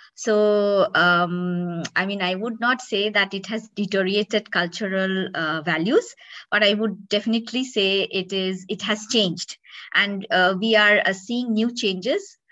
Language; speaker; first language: English; non-native, local second language; Bangla